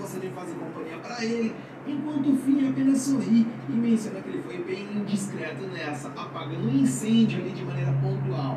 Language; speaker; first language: Portuguese; native; Portuguese